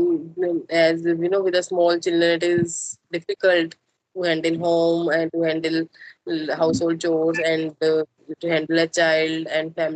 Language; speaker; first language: English; non-native, local second language; Hindi